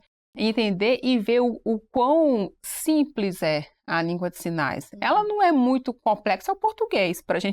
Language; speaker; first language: Portuguese; native; Portuguese